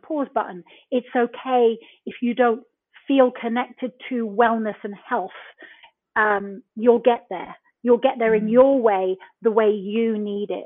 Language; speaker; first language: English; native; English